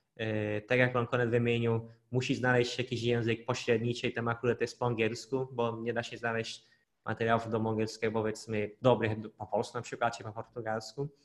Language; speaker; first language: Polish; non-native, fluent; Portuguese